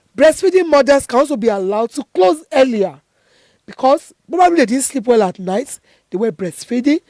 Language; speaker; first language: English; non-native, local second language; Yoruba